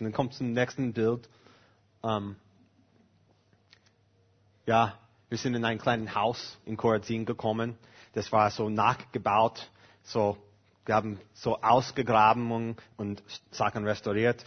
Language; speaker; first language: German; non-native, fluent; English